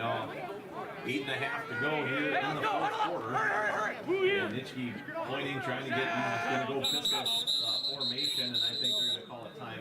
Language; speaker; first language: English; native; English